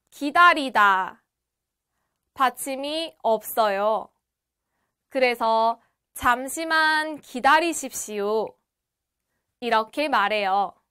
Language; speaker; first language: Korean; native; Korean